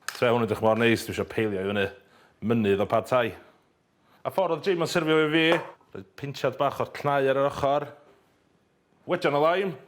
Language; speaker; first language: Welsh; native; Welsh